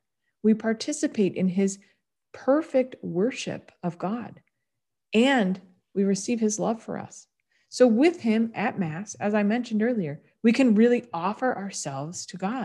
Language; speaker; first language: English; native; English